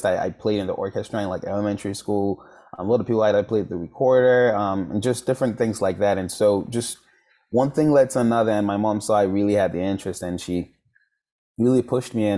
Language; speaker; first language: English; non-native, local second language; Yoruba